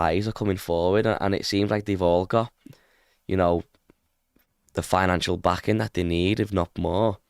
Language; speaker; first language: English; native; English